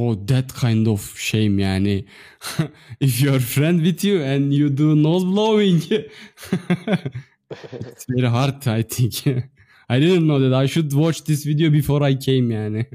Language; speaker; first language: English; non-native, fluent; Turkish